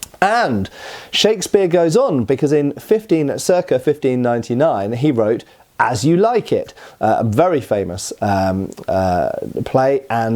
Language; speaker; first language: English; native; English